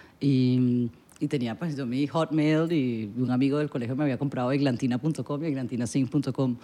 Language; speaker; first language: Spanish; native; Spanish